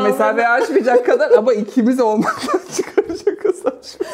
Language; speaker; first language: Turkish; native; Turkish